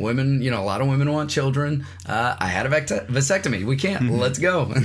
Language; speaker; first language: English; native; English